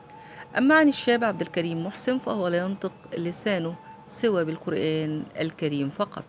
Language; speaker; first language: Arabic; native; Arabic